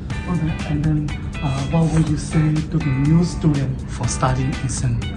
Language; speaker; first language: English; non-native, learner; Burmese